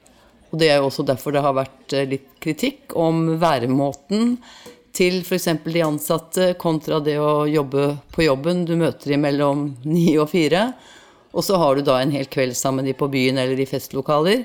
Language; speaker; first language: Norwegian; native; Norwegian